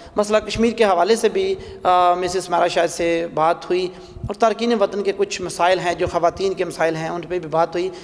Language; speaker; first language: Urdu; non-native, local second language; Pahari-Potwari